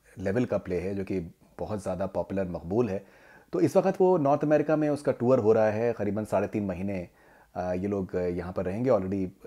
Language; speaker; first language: Hindi; native; Hindi